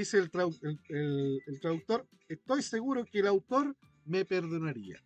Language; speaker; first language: Spanish; native; Spanish